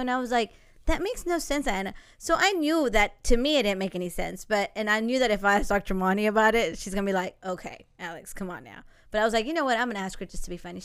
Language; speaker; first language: English; early bilingual, other home language; Spanish